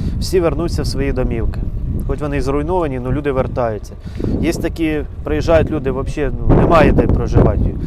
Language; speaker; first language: Ukrainian; native; Ukrainian